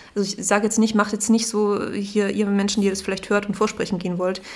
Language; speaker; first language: German; native; German